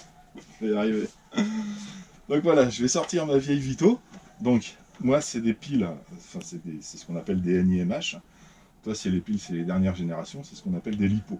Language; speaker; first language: French; native; French